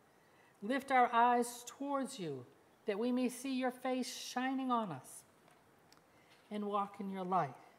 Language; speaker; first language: English; native; English